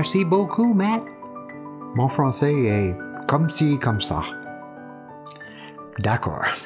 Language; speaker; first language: French; non-native, learner; English